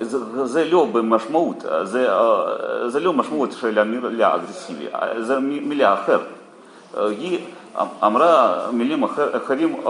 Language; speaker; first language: Hebrew; non-native, learner; Russian